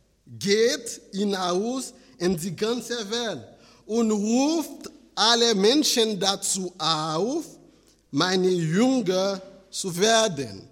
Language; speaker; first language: German; non-native, fluent; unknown